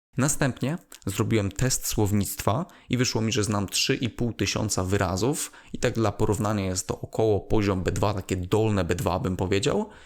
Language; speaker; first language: Polish; native; Polish